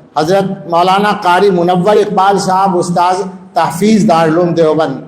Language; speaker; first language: Urdu; non-native, local second language; Punjabi